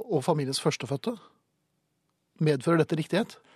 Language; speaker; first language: Norwegian; native; Norwegian